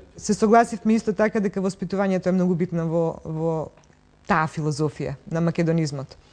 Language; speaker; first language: Macedonian; native; Macedonian